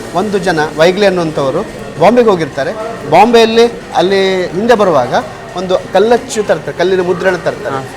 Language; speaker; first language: Kannada; native; Kannada